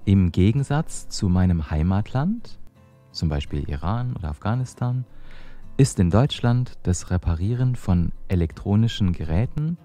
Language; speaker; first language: German; non-native, fluent; Persian